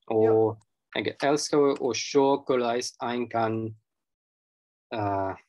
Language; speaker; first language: Norwegian; non-native, fluent; Russian